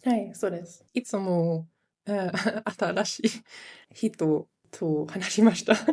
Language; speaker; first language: Japanese; non-native, learner; Italian